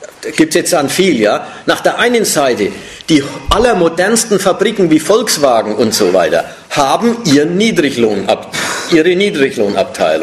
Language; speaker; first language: German; native; German